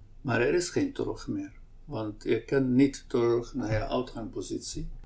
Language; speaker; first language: Dutch; non-native, local second language; Arabic